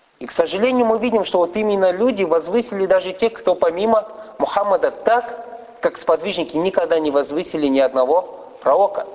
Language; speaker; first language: Russian; non-native, fluent; Arabic